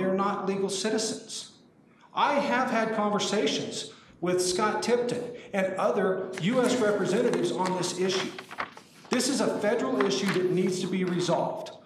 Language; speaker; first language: English; native; English